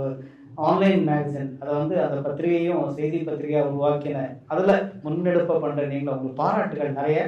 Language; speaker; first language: Tamil; native; Tamil